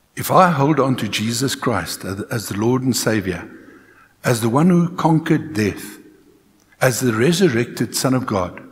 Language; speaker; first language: English; non-native, local second language; Afrikaans